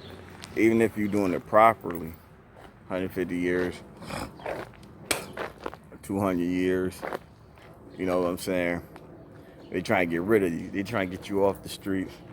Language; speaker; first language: English; native; English